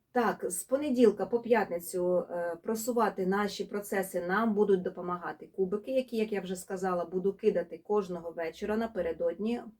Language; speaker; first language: Ukrainian; non-native, local second language; Russian